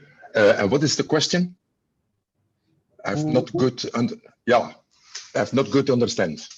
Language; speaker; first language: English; non-native, learner; Dutch